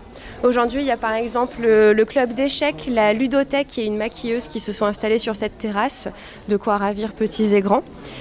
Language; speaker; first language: French; native; French